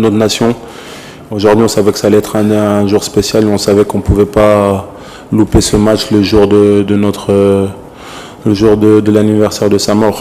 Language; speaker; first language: French; native; French